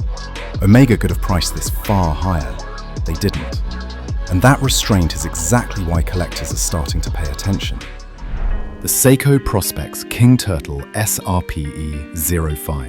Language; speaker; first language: English; native; English